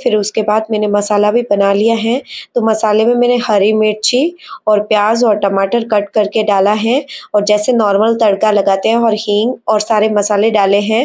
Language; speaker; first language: Hindi; native; Hindi